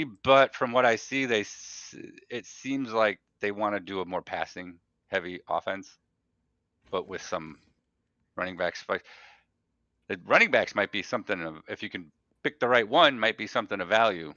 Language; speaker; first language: English; native; English